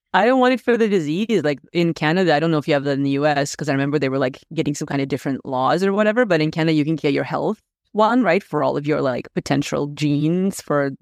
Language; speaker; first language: English; non-native, fluent; Russian